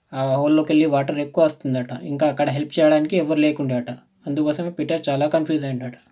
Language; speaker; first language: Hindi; non-native, local second language; Telugu